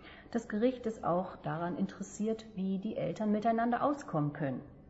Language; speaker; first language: German; native; German